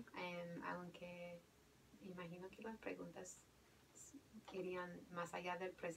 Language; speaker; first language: Spanish; non-native, fluent; English